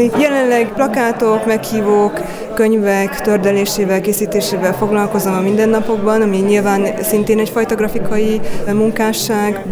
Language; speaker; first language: Hungarian; native; Hungarian